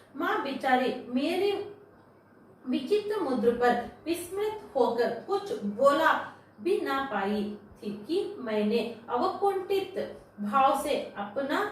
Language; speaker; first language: Hindi; non-native, local second language; Kannada